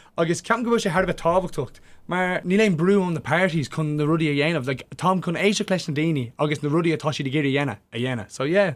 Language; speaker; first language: Irish; non-native, local second language; English